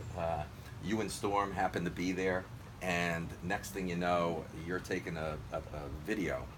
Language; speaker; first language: English; native; English